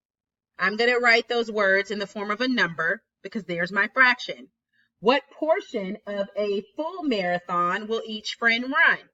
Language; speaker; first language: English; native; English